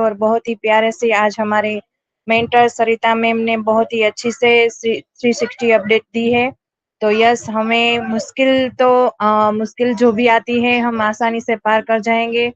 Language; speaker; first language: Hindi; native; Hindi